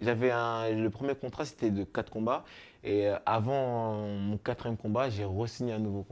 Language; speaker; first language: French; native; French